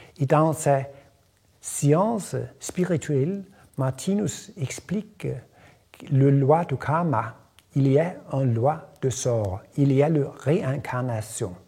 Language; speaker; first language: French; non-native, fluent; Danish